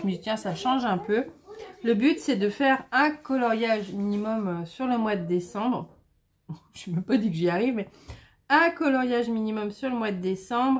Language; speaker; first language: French; native; French